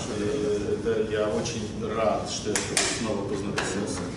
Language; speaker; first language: Russian; early bilingual, other home language; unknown